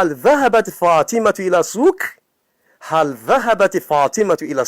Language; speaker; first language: Arabic; non-native, fluent; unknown